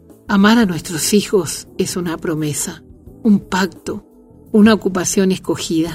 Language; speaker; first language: Spanish; native; Spanish